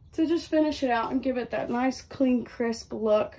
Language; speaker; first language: English; native; English